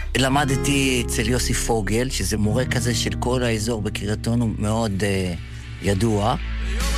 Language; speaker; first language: Hebrew; early bilingual, other home language; Yiddish